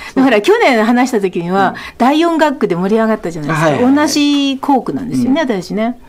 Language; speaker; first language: Japanese; native; Japanese